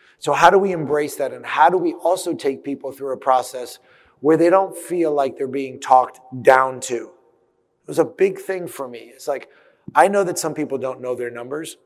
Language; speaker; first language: English; early bilingual, other home language; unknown